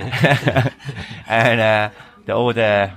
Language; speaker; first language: English; non-native, fluent; Japanese